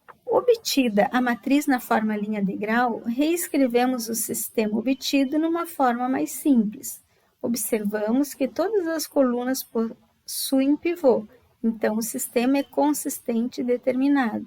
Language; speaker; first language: Portuguese; native; Portuguese